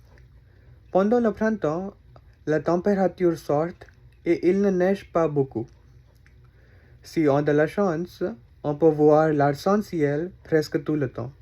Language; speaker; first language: French; non-native, learner; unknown